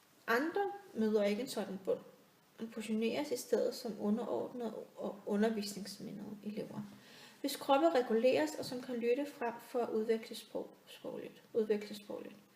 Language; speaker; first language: Danish; native; Danish